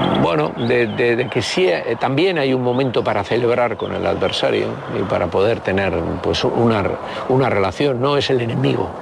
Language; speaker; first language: Spanish; native; Spanish